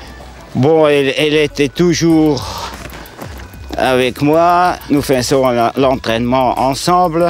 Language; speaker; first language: French; non-native, local second language; German